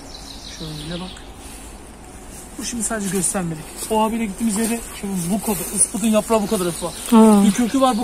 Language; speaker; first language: Turkish; native; Turkish